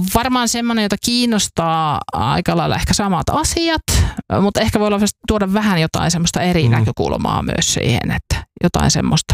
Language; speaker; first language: Finnish; native; Finnish